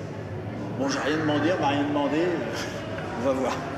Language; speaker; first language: French; native; French